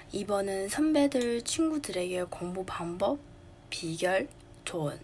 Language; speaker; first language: Korean; non-native, learner; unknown